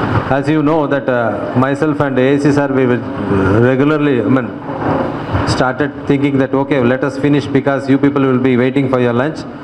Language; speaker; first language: English; non-native, local second language; Telugu